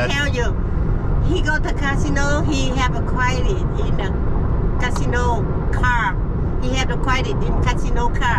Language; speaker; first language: English; non-native, learner; Vietnamese